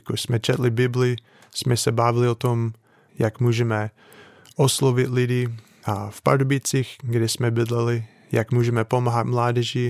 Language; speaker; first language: Czech; non-native, fluent; English